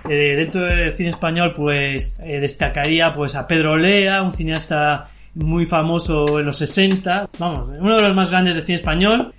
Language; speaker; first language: Spanish; native; Spanish